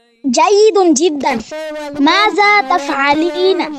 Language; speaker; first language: Arabic; non-native, learner; Bangla